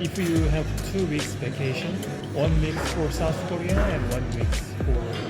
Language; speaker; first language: English; non-native, learner; Korean